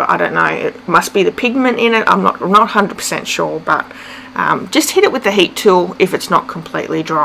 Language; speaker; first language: English; native; English